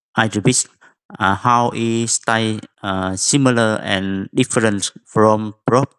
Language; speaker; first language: English; non-native, fluent; Vietnamese